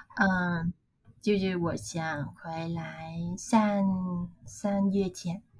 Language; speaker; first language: Chinese; non-native, learner; Vietnamese